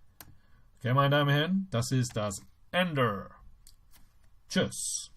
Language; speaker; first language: German; non-native, fluent; English